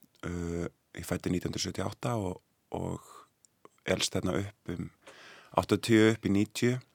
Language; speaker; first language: Icelandic; native; Icelandic